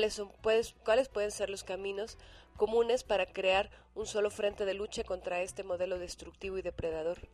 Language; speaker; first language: Spanish; native; Spanish